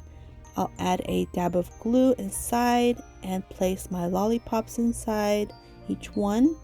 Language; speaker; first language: English; native; English